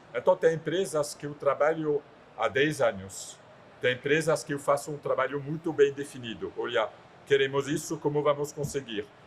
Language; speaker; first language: Portuguese; non-native, fluent; French